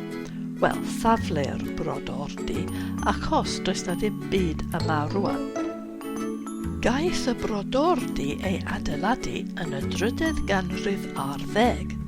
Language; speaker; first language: Welsh; non-native, fluent; English